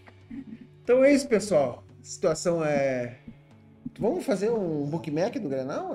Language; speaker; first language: Portuguese; native; Portuguese